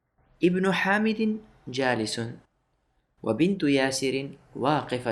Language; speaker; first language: Arabic; non-native, fluent; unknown